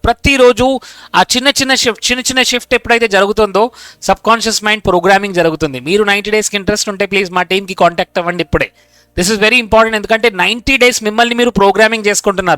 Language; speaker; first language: Telugu; native; Telugu